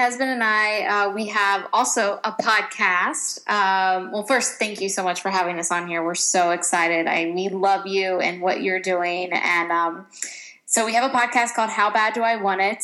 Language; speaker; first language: English; native; English